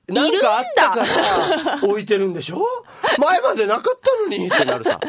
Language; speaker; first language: Japanese; native; Japanese